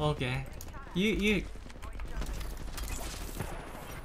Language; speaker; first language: English; non-native, learner; Japanese